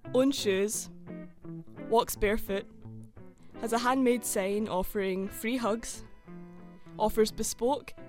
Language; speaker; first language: Norwegian; non-native, fluent; English